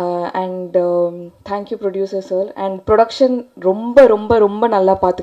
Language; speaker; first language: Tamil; non-native, learner; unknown